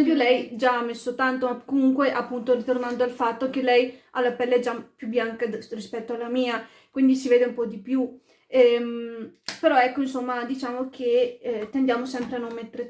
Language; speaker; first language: Italian; early bilingual, other home language; Arabic